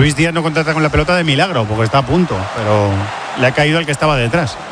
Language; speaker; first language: Spanish; native; Spanish